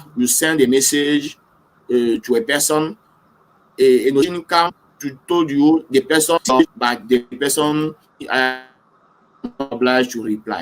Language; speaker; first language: English; non-native, local second language; French